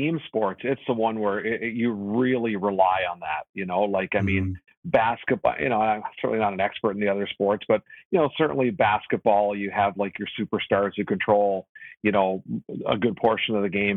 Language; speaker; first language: English; native; English